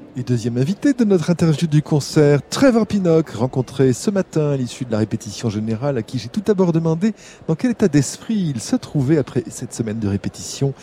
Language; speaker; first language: French; native; French